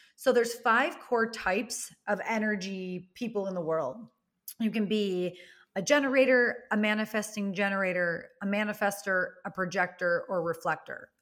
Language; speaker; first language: English; native; English